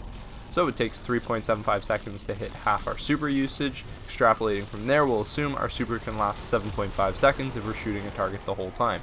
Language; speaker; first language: English; native; English